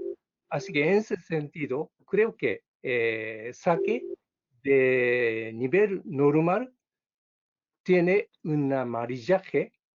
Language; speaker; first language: Spanish; non-native, learner; Japanese